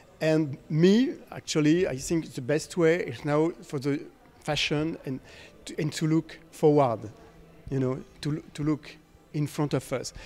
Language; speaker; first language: English; non-native, fluent; French